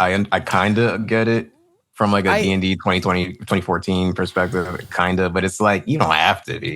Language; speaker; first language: English; native; English